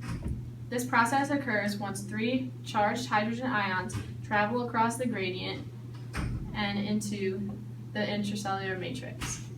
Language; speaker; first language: English; native; English